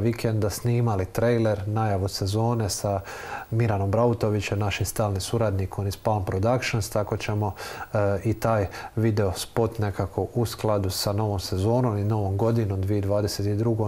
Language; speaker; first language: Croatian; native; Croatian